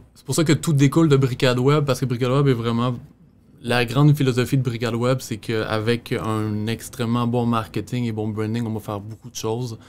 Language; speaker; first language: French; native; French